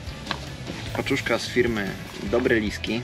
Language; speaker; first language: Polish; native; Polish